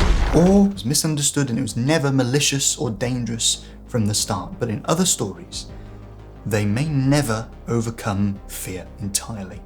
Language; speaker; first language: English; native; English